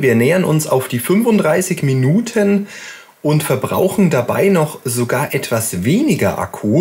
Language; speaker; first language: German; native; German